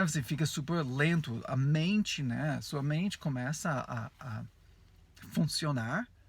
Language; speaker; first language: Portuguese; non-native, fluent; English